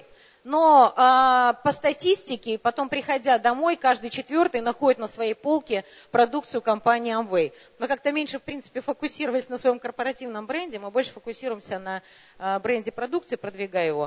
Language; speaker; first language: Russian; native; Russian